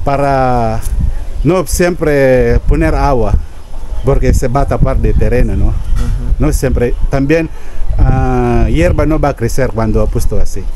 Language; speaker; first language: Spanish; non-native, learner; Filipino